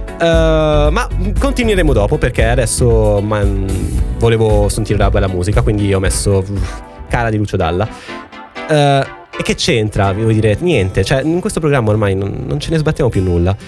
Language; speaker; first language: Italian; native; Italian